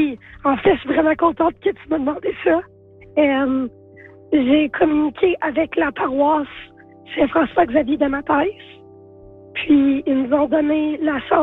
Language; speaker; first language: French; native; French